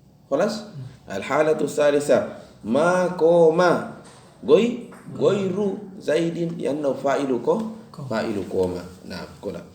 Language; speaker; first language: Arabic; non-native, fluent; Indonesian